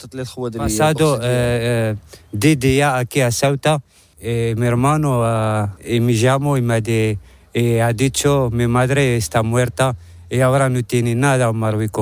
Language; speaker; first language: Spanish; non-native, learner; Arabic